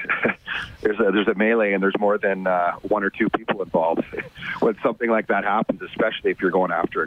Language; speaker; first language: English; native; English